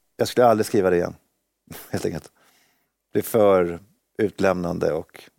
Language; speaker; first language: Swedish; native; Swedish